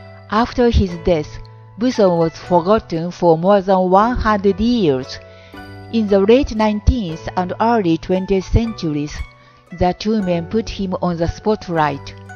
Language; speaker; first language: English; non-native, fluent; Japanese